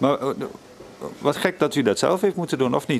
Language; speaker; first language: Dutch; native; Dutch